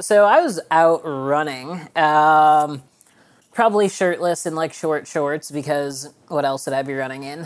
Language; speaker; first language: English; native; English